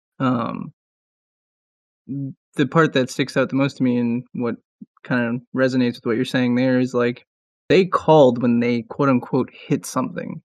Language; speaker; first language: English; native; English